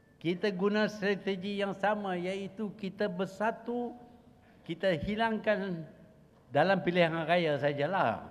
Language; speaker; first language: Malay; native; Malay